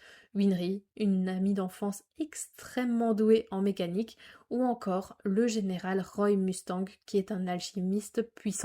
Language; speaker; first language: French; native; French